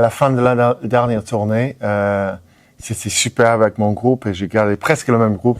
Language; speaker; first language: French; non-native, fluent; English